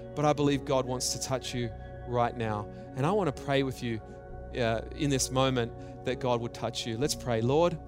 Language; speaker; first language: English; native; English